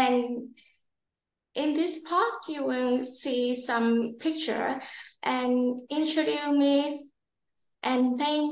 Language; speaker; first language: English; non-native, learner; Vietnamese